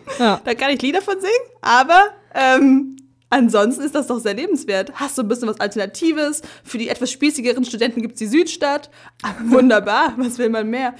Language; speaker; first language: German; early bilingual, other home language; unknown